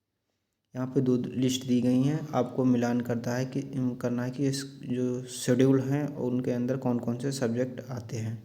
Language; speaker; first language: Hindi; native; Hindi